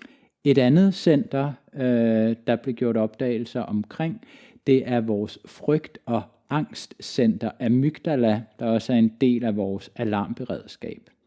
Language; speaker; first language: Danish; native; Danish